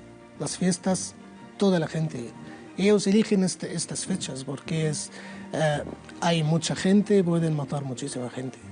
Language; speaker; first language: Spanish; non-native, learner; Arabic